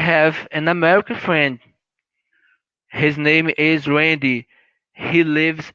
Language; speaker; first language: English; non-native, learner; Portuguese